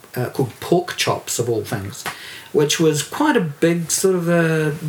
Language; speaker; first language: English; native; English